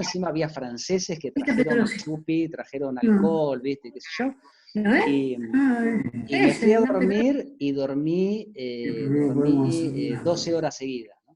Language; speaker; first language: Spanish; native; Spanish